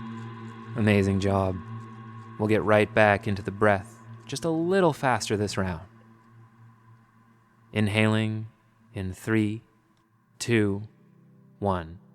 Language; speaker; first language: English; native; English